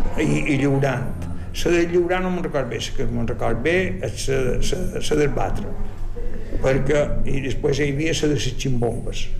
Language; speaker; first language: Catalan; native; Catalan